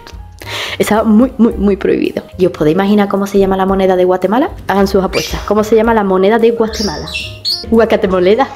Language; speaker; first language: Spanish; native; Spanish